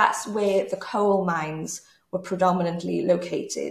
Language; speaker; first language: English; native; English